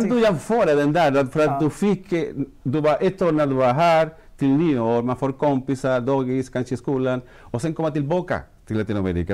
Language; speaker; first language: Swedish; non-native, fluent; Spanish